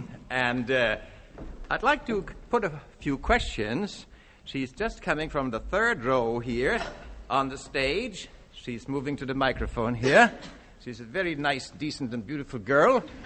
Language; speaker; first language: English; non-native, fluent; Dutch